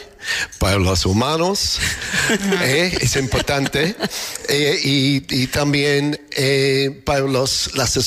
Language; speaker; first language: Spanish; non-native, learner; English